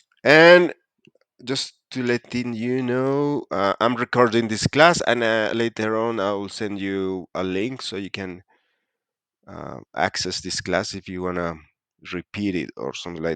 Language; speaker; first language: English; non-native, fluent; Spanish